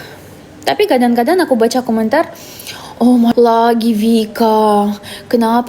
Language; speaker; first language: Indonesian; non-native, fluent; Russian